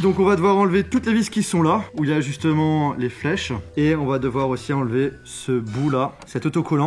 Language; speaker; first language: French; native; French